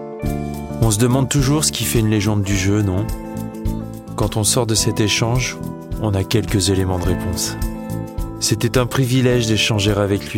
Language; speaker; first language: French; native; French